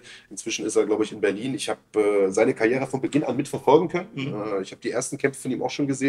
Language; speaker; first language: German; native; German